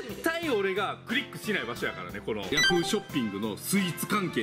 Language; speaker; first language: Japanese; native; Japanese